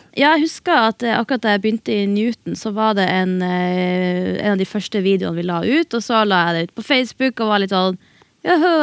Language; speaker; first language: Norwegian; native; Norwegian